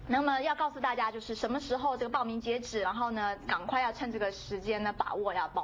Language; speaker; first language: Chinese; native; Chinese